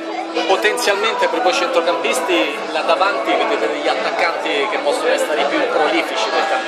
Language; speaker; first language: Italian; native; Italian